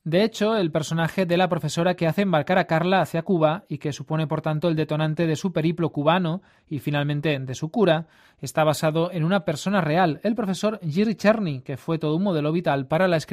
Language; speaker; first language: Spanish; native; Spanish